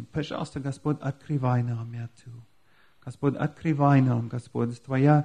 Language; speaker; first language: Russian; non-native, fluent; English